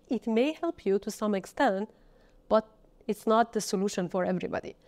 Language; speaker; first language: English; non-native, fluent; Persian